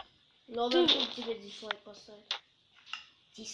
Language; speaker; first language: Russian; native; Russian